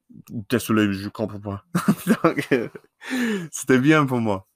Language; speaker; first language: French; non-native, learner; English